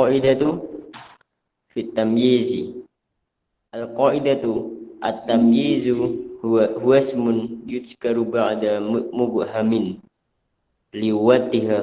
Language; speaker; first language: Arabic; non-native, learner; Indonesian